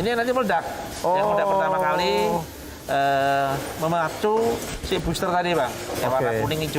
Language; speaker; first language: Indonesian; native; Indonesian